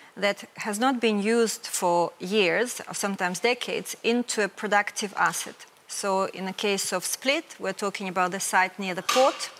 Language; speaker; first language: English; non-native, fluent; Ukrainian